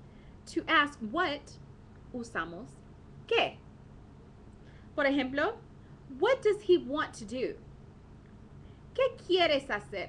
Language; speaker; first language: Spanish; non-native, fluent; English